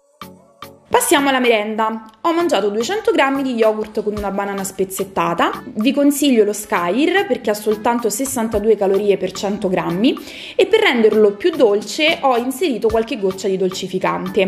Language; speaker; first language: Italian; native; Italian